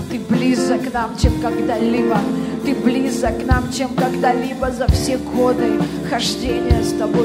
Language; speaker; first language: Russian; native; Russian